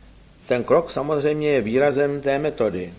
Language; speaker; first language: Czech; native; Czech